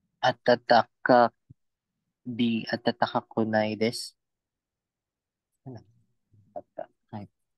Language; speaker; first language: Japanese; non-native, learner; Filipino